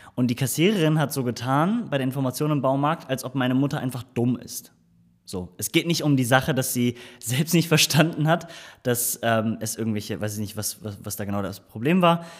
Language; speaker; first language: German; early bilingual, other home language; Turkish